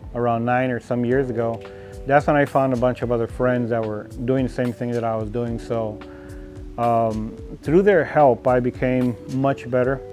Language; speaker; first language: English; native; English